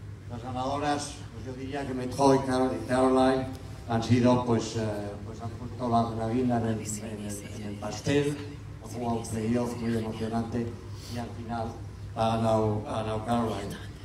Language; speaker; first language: Spanish; native; Spanish